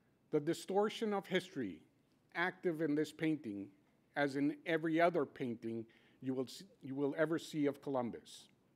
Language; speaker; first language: English; native; English